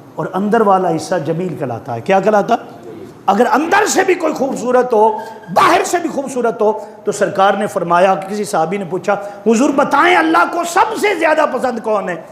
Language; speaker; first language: Urdu; non-native, local second language; Punjabi